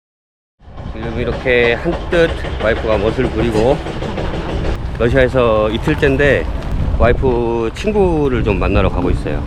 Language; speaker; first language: Korean; native; Korean